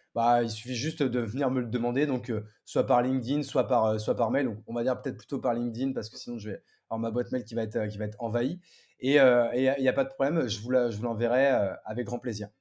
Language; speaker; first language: French; native; French